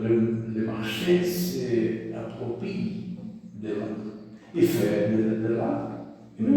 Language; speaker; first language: French; non-native, learner; Portuguese